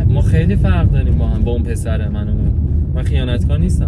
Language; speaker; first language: Persian; native; Persian